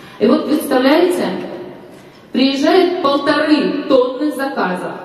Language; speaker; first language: Russian; native; Russian